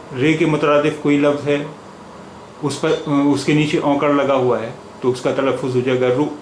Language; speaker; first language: Urdu; native; Urdu